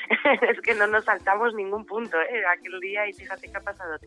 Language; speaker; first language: Spanish; native; Spanish